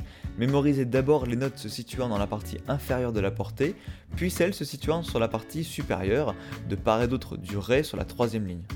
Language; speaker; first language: French; native; French